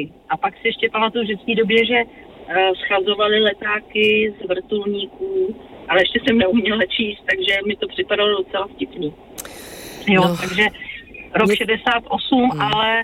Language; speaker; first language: Czech; native; Czech